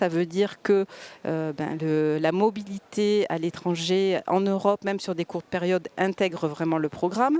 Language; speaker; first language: French; native; French